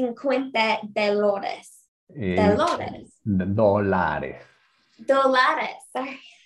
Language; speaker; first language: Spanish; non-native, learner; English